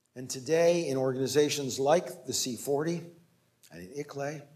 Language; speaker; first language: English; native; English